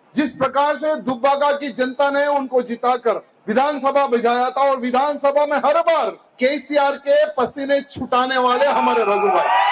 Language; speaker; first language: Hindi; non-native, local second language; Telugu